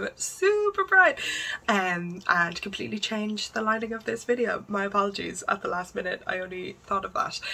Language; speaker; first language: English; native; English